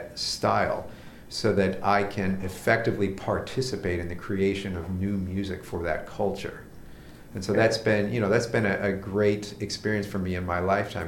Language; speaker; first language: English; native; English